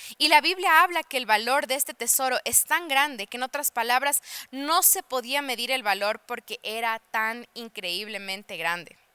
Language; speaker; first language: Spanish; early bilingual, heritage; Spanish